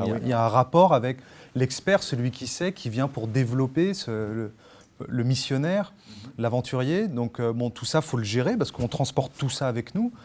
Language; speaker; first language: French; native; French